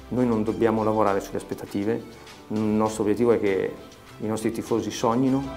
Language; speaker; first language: Italian; native; Italian